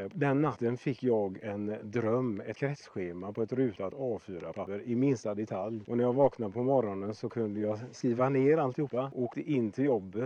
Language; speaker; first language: Swedish; native; Swedish